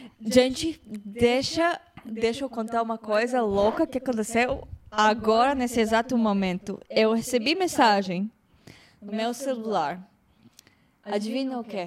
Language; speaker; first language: Portuguese; non-native, fluent; Hebrew